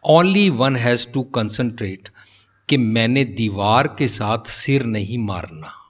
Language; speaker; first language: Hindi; non-native, local second language; Punjabi